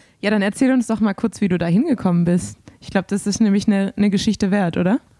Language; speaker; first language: German; native; German